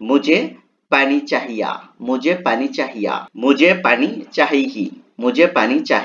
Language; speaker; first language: Hindi; non-native, learner; Bangla